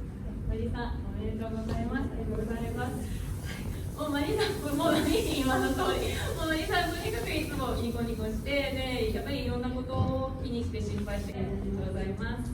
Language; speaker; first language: Japanese; native; Japanese